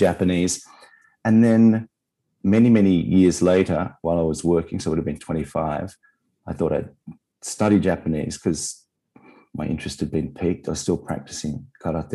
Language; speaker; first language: English; native; English